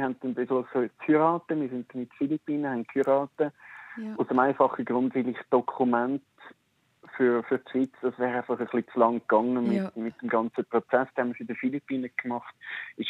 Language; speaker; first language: German; native; German